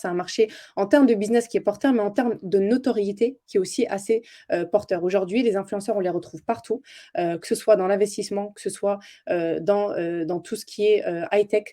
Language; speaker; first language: French; native; French